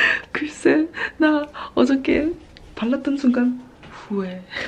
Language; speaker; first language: Korean; early bilingual, heritage; Korean